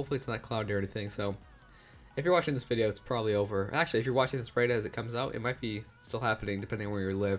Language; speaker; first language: English; native; English